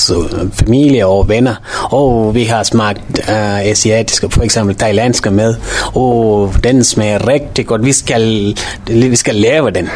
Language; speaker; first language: Danish; non-native, learner; Tamil